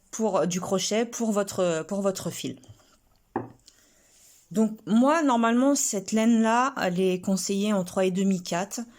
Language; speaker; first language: French; native; French